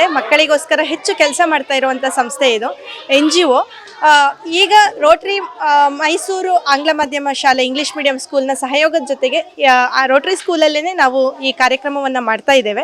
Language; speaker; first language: Kannada; native; Kannada